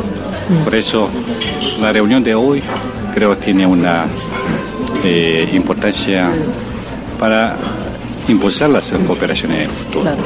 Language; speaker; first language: Spanish; non-native, fluent; Chinese